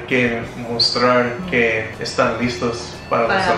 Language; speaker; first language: Spanish; non-native, fluent; English